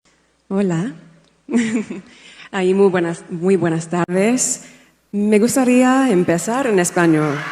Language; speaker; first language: Spanish; non-native, learner; English